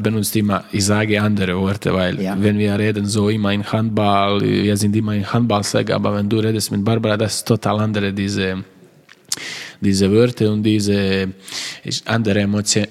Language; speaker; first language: German; non-native, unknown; Croatian